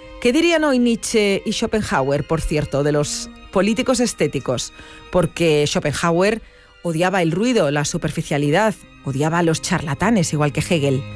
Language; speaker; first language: Spanish; native; Spanish